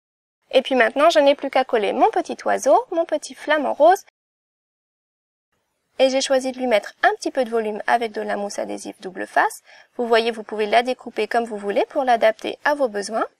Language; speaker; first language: French; native; French